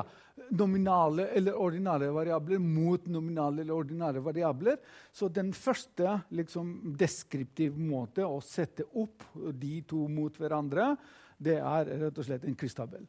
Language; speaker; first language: Norwegian; non-native, fluent; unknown